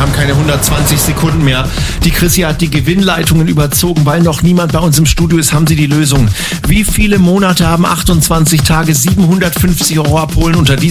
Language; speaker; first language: German; native; German